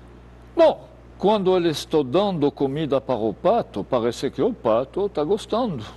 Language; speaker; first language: Portuguese; non-native, fluent; French